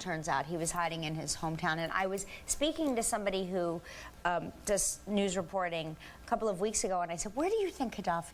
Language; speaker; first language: English; native; English